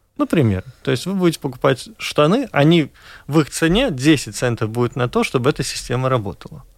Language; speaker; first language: Russian; non-native, local second language; Latvian